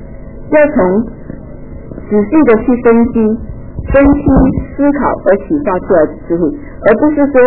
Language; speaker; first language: Chinese; native; Chinese